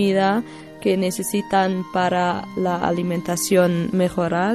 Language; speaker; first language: Spanish; non-native, learner; German